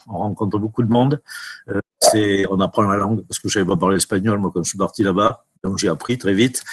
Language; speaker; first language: French; native; French